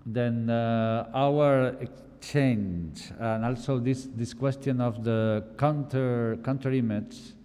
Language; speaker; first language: English; non-native, fluent; Spanish